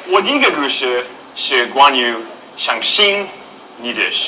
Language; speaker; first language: Chinese; non-native, learner; English